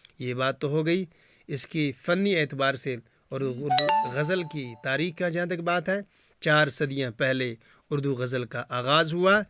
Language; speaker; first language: Urdu; native; Urdu